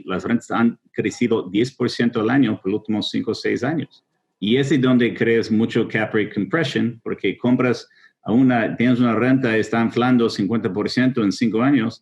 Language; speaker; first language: Spanish; non-native, fluent; English